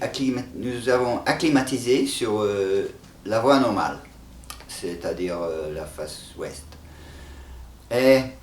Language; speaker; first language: French; non-native, fluent; English